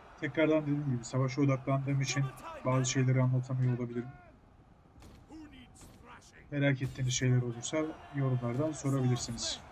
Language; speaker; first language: Turkish; native; Turkish